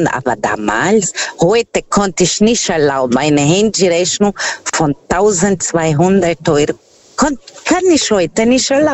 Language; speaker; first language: German; non-native, fluent; Portuguese